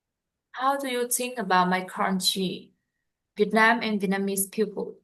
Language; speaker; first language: English; non-native, learner; Vietnamese